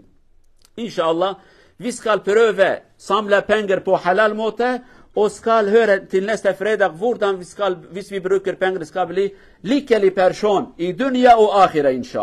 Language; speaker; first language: Norwegian; non-native, learner; Kurdish